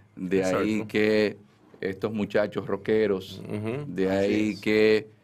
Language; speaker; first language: Spanish; native; Spanish